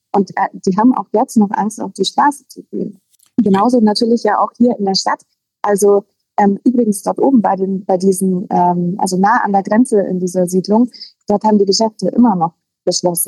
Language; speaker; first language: German; native; German